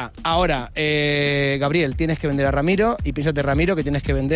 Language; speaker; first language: Spanish; native; Spanish